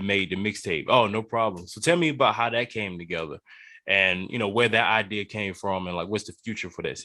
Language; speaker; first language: English; native; English